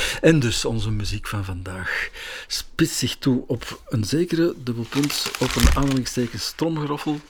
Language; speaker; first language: Dutch; native; Dutch